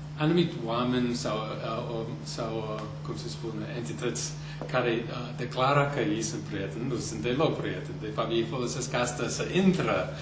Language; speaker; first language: Romanian; non-native, fluent; English